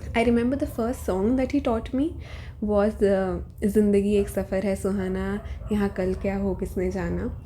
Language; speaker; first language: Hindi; native; Hindi